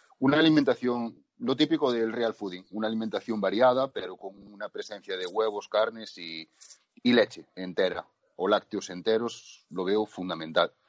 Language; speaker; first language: Spanish; native; Spanish